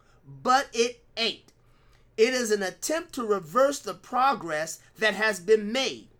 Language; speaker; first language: English; native; English